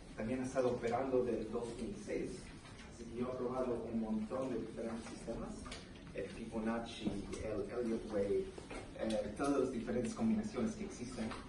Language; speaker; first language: Spanish; early bilingual, heritage; Spanish